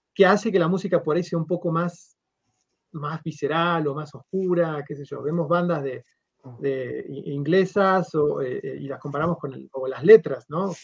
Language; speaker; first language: Spanish; native; Spanish